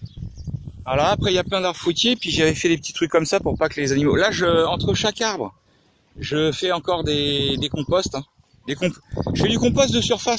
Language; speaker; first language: French; native; French